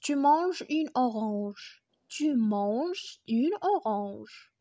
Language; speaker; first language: French; non-native, local second language; Arabic